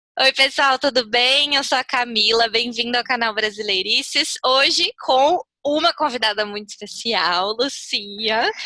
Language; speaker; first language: Portuguese; native; Portuguese